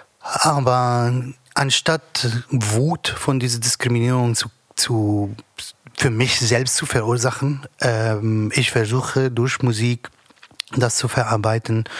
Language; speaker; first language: German; non-native, learner; Arabic